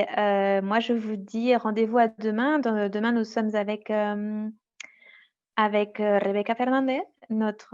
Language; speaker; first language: French; native; French